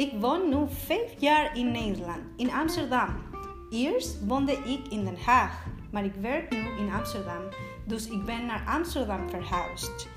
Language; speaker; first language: Dutch; non-native, fluent; Spanish